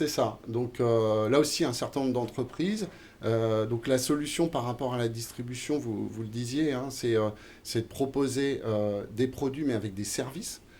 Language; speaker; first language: French; native; French